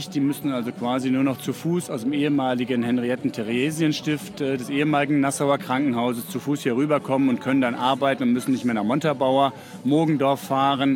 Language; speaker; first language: German; native; German